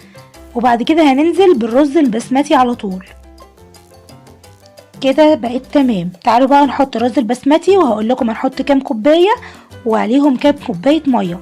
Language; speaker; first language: Arabic; native; Arabic